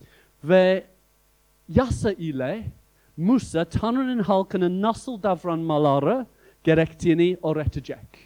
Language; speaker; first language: Turkish; non-native, fluent; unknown